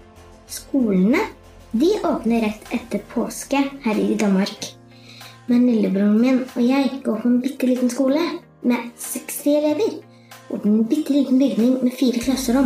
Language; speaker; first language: Norwegian; early bilingual, heritage; Norwegian